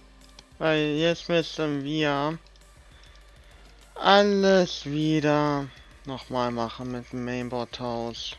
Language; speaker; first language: German; native; German